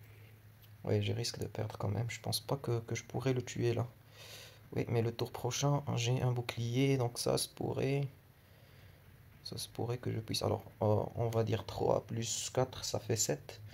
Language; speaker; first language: French; native; French